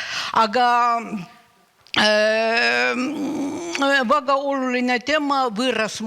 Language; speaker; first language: Estonian; non-native, learner; Russian